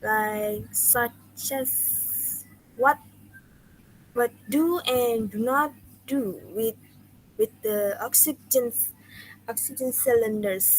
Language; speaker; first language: English; non-native, learner; Indonesian